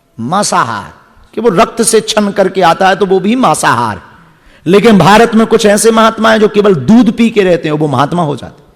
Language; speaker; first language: Hindi; native; Hindi